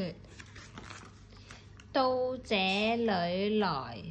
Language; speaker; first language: Chinese; non-native, local second language; Cantonese